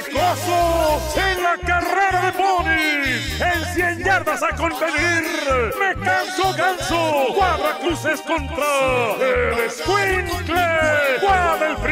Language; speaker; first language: Spanish; native; Spanish